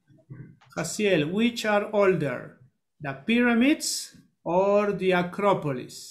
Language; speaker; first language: English; non-native, learner; Spanish